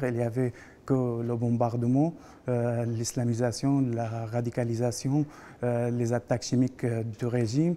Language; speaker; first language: French; non-native, fluent; Arabic